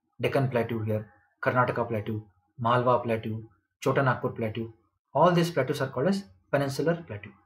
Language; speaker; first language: English; non-native, local second language; Kannada